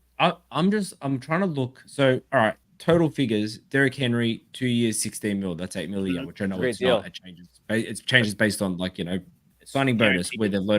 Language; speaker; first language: English; native; English